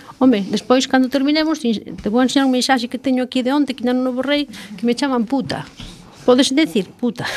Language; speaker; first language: Galician; non-native, local second language; Spanish